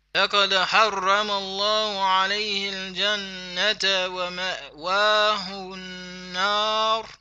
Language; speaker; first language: Arabic; non-native, fluent; English